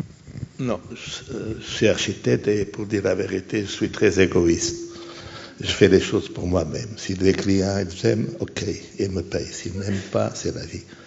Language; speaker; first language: French; non-native, fluent; Portuguese